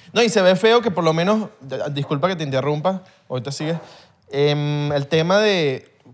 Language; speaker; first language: Spanish; native; Spanish